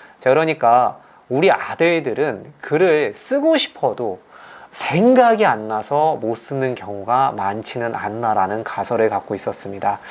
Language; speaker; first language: Korean; native; Korean